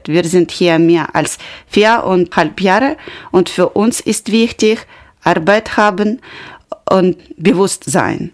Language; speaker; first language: German; non-native, learner; Ukrainian